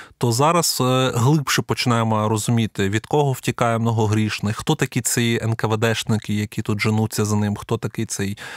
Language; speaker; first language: Ukrainian; non-native, local second language; Russian